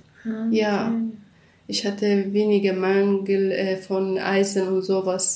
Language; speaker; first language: German; non-native, learner; Central Kurdish